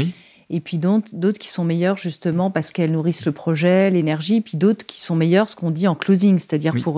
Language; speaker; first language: French; native; French